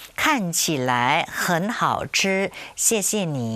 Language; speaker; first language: Chinese; non-native, fluent; Thai